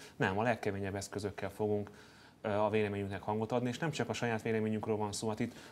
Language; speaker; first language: Hungarian; native; Hungarian